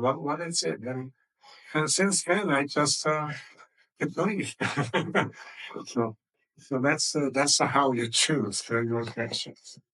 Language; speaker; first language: English; non-native, fluent; Korean